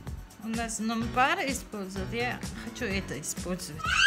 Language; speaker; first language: Russian; non-native, learner; Tajik